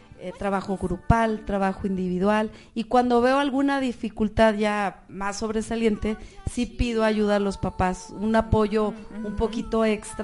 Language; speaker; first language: Spanish; native; Spanish